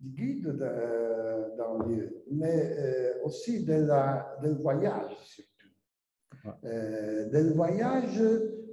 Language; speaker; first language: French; non-native, learner; Italian